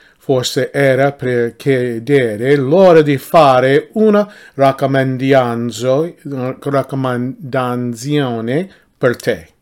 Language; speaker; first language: Italian; non-native, learner; English